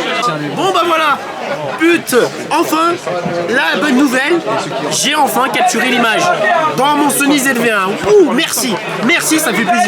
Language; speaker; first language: French; native; French